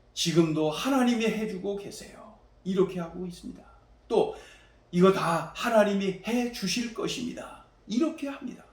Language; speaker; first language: Korean; native; Korean